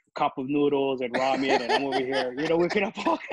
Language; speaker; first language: English; native; English